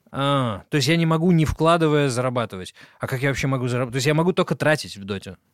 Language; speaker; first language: Russian; native; Russian